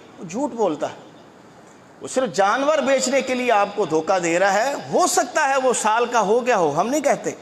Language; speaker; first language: Urdu; non-native, local second language; Punjabi